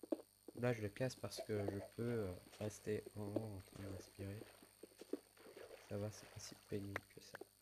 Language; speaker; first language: French; native; French